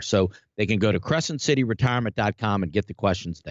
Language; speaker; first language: English; native; English